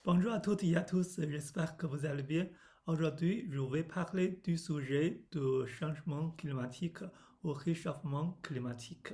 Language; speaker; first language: French; non-native, learner; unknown